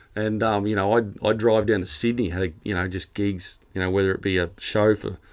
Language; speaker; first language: English; native; English